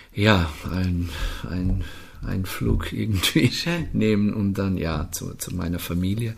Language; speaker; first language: German; non-native, fluent; Slovenian